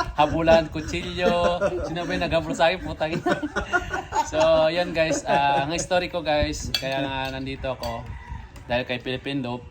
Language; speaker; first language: Filipino; non-native, local second language; Maranao